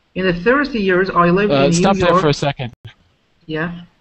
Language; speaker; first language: English; non-native, local second language; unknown